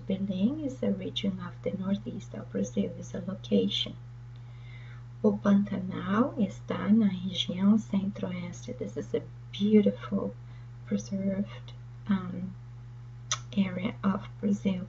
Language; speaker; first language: English; non-native, fluent; Portuguese